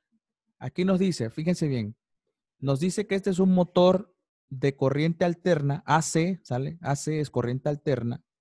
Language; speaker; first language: Spanish; native; Spanish